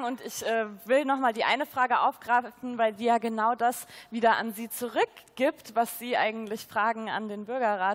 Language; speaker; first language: German; native; German